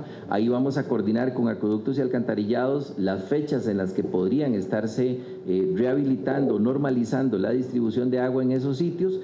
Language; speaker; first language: Spanish; native; Spanish